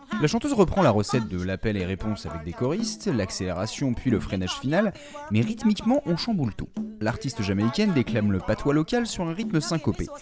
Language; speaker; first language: French; native; French